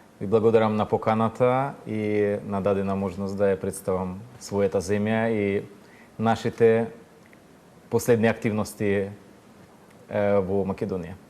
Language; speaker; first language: Macedonian; non-native, fluent; Ukrainian